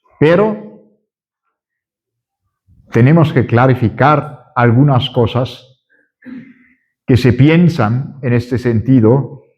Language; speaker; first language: Spanish; non-native, fluent; German